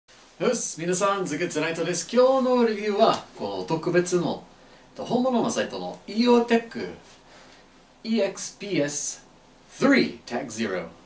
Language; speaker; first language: Japanese; non-native, fluent; English